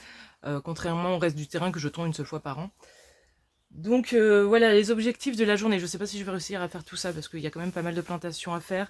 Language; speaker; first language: French; native; French